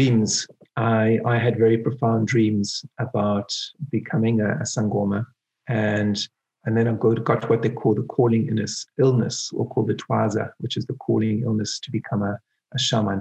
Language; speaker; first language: English; native; English